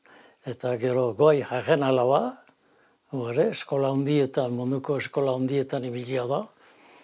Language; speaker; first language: Basque; native; Basque